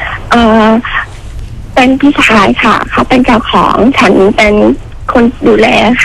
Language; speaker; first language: Thai; non-native, fluent; Khmer